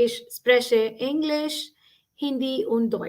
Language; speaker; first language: German; non-native, fluent; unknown